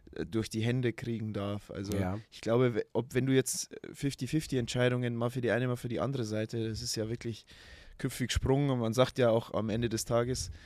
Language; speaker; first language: German; native; German